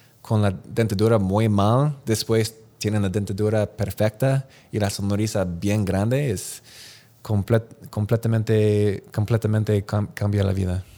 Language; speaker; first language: Spanish; non-native, learner; English